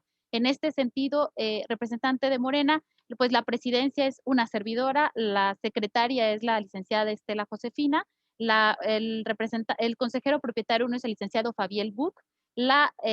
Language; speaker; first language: Spanish; native; Spanish